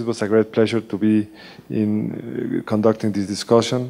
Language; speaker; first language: English; non-native, fluent; Spanish